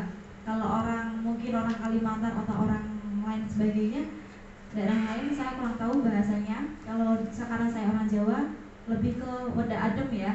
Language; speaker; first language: Indonesian; native; Indonesian